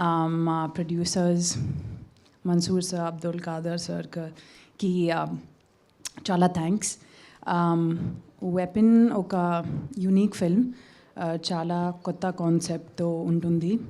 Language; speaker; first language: Telugu; non-native, learner; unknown